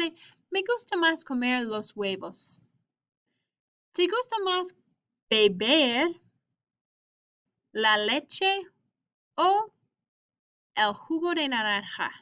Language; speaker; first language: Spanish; non-native, fluent; English